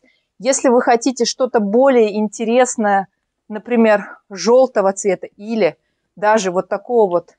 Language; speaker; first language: Russian; native; Russian